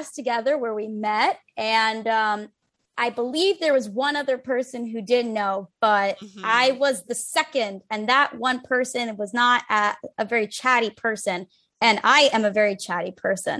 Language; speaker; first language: English; native; English